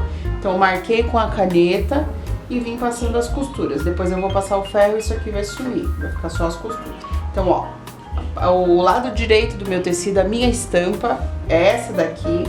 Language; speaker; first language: Portuguese; native; Portuguese